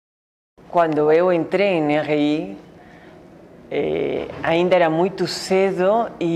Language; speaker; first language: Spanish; non-native, learner; Portuguese